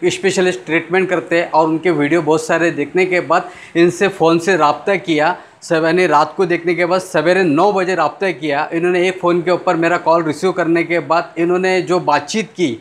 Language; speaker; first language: Hindi; non-native, local second language; Urdu